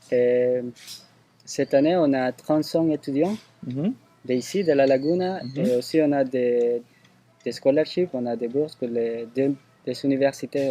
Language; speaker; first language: French; non-native, fluent; Spanish